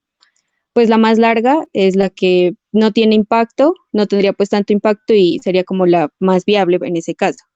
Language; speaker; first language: Spanish; native; Spanish